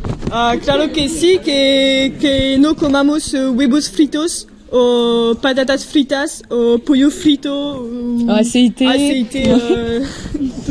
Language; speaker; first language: Spanish; non-native, learner; French